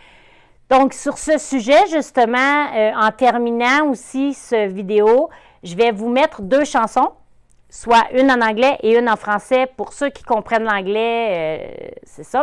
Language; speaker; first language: French; native; French